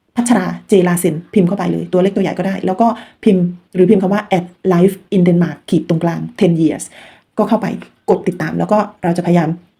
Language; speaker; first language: Thai; non-native, local second language; Khmer